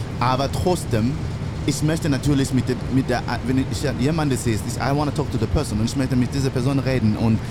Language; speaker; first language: German; non-native, learner; English